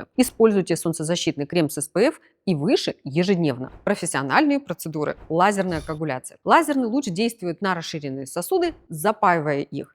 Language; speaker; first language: Russian; native; Russian